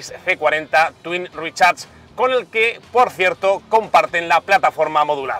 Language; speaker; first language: Spanish; native; Spanish